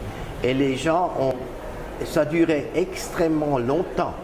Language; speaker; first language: French; non-native, fluent; German